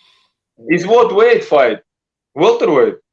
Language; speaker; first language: English; non-native, learner; Russian